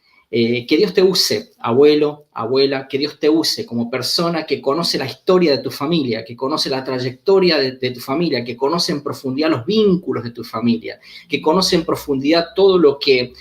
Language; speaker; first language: Spanish; native; Spanish